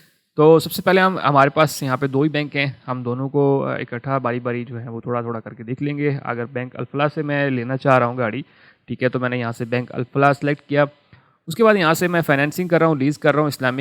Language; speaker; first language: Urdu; non-native, local second language; Punjabi